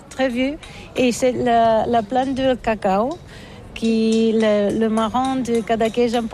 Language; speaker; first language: French; non-native, learner; Catalan